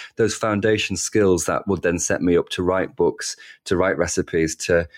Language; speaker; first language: English; native; English